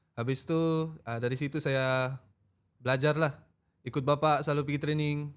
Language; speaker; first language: Malay; native; Malay